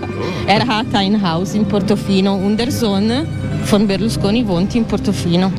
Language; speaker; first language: German; non-native, fluent; Italian